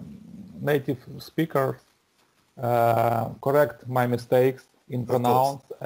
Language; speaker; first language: English; non-native, learner; Russian